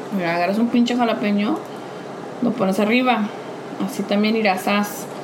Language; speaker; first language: Spanish; early bilingual, heritage; Spanish